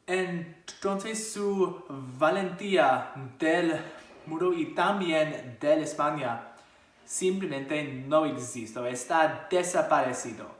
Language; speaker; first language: Spanish; non-native, learner; English